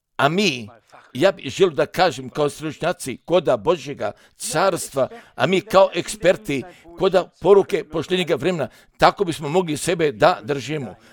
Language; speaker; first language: Croatian; early bilingual, heritage; Serbian